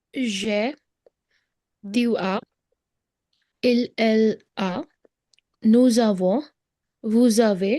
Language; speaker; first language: French; non-native, learner; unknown